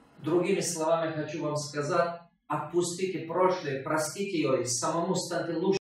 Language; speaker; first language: Russian; non-native, local second language; Tajik